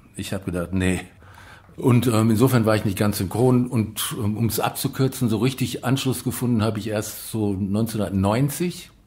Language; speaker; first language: German; native; German